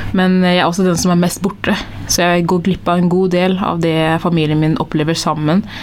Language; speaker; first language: Norwegian; early bilingual, other home language; Tigrinya